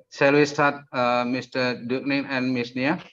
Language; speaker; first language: English; non-native, fluent; Indonesian